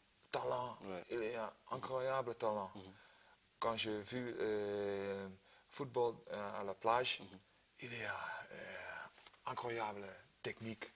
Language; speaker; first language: French; non-native, learner; Dutch